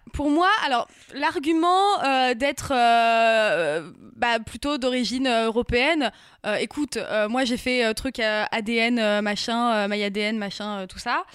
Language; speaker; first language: French; native; French